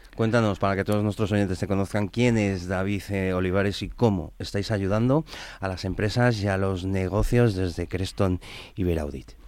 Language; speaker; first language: Spanish; native; Spanish